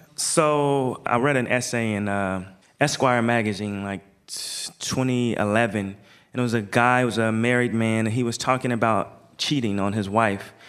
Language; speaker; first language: English; native; English